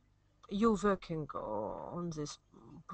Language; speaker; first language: English; non-native, fluent; Azerbaijani